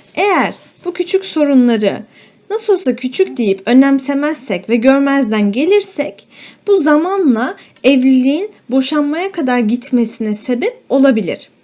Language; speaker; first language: Turkish; native; Turkish